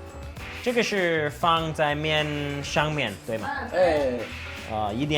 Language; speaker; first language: Chinese; non-native, learner; English